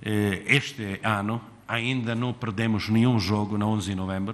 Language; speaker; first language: Portuguese; non-native, fluent; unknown